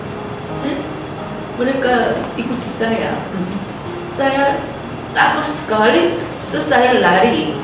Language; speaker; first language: Indonesian; non-native, learner; Korean